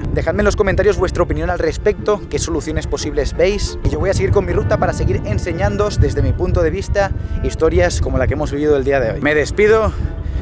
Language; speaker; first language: Spanish; native; Spanish